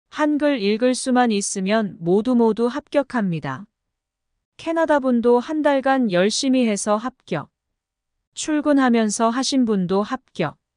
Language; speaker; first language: Korean; native; Korean